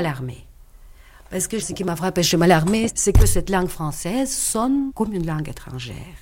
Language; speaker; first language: French; non-native, fluent; Russian